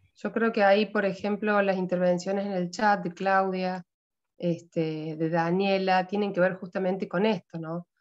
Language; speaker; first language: Spanish; native; Spanish